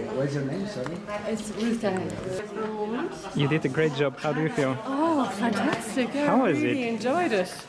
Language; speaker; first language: English; non-native, fluent; Bulgarian